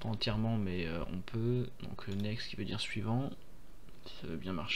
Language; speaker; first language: French; native; French